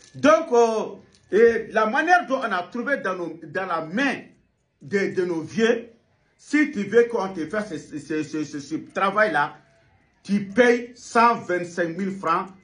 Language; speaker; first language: French; non-native, local second language; Bambara